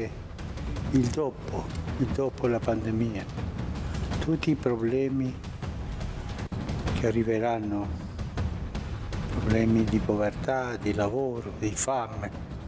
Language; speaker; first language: Italian; non-native, fluent; Spanish